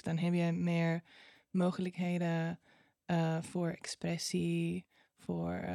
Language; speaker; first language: Dutch; non-native, fluent; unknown